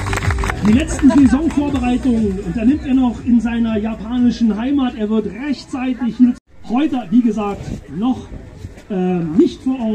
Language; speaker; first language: German; native; German